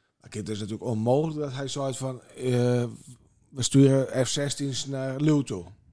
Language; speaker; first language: Dutch; native; Dutch